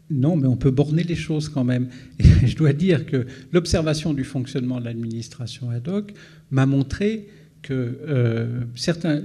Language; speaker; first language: French; native; French